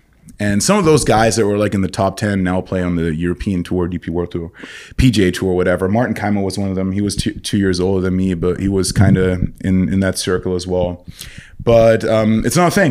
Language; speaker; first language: English; non-native, fluent; German